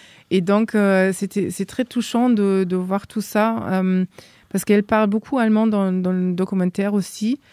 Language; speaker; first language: French; non-native, fluent; German